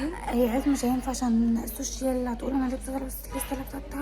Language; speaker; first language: Arabic; native; Arabic